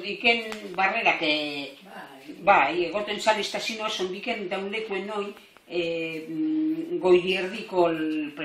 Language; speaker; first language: Basque; native; Basque